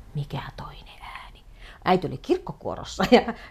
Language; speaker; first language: Finnish; native; Finnish